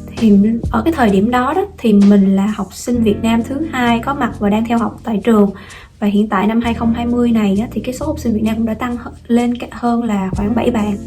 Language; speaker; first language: Vietnamese; native; Vietnamese